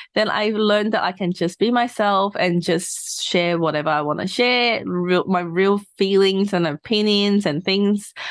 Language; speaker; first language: English; non-native, local second language; Cantonese